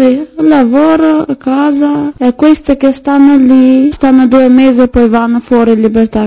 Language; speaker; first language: Italian; non-native, learner; Albanian